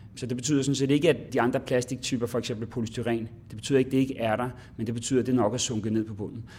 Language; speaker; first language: Danish; native; Danish